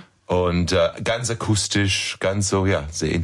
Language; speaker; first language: German; non-native, learner; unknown